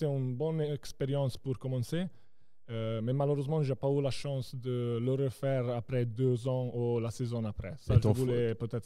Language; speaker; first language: French; non-native, local second language; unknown